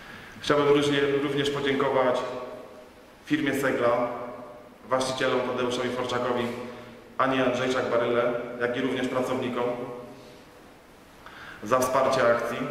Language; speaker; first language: Polish; native; Polish